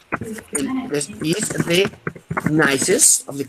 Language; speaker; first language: English; non-native, fluent; Spanish